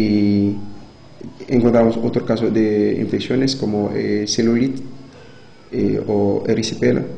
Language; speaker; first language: Spanish; non-native, fluent; Haitian Creole